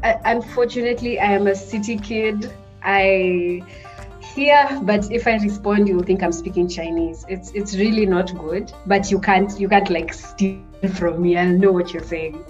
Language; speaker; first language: English; non-native, local second language; Swahili